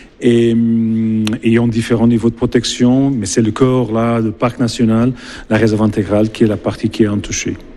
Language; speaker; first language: French; non-native, fluent; Portuguese